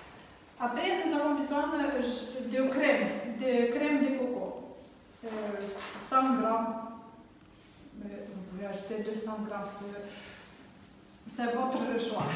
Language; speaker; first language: French; non-native, learner; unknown